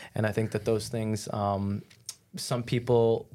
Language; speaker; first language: English; native; English